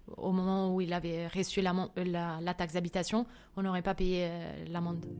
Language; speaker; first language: French; non-native, fluent; Italian